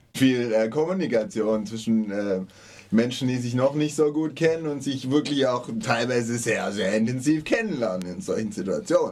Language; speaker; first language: German; non-native, fluent; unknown